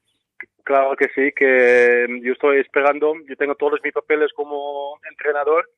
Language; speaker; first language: Spanish; non-native, fluent; Dutch